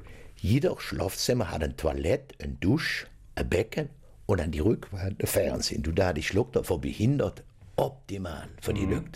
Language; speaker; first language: German; native; German